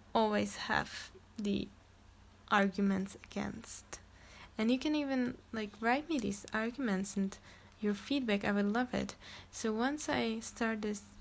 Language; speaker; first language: English; non-native, fluent; Czech